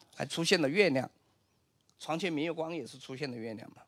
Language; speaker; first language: Chinese; native; Chinese